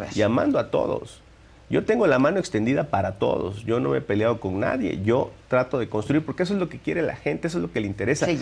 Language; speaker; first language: Spanish; native; Spanish